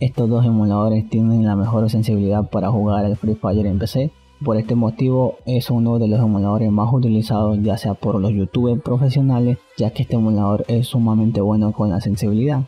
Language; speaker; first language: Spanish; native; Spanish